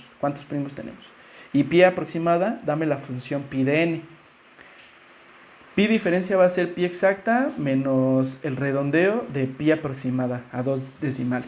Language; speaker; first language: Spanish; native; Spanish